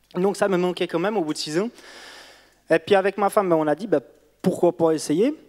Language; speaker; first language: French; native; French